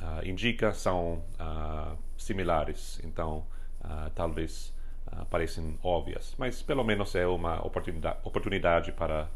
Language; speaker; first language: Portuguese; non-native, fluent; English